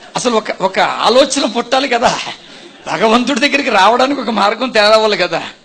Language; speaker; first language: Telugu; non-native, fluent; Tamil